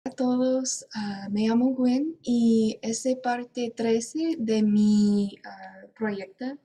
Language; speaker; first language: Spanish; non-native, learner; English